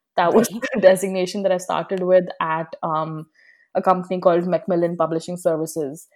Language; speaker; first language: English; non-native, local second language; Hindi